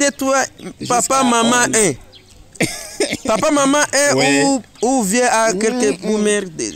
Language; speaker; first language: French; non-native, learner; Rundi